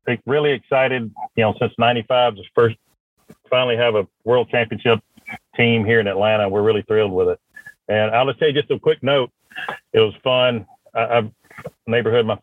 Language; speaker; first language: English; native; English